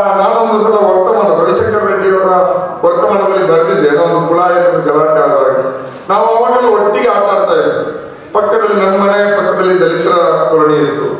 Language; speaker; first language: Kannada; non-native, local second language; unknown